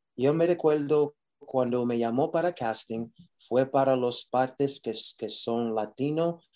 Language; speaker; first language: Spanish; early bilingual, heritage; Spanish